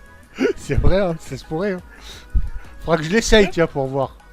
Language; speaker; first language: French; native; French